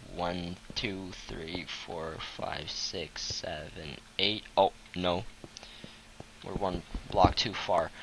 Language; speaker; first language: English; non-native, fluent; Russian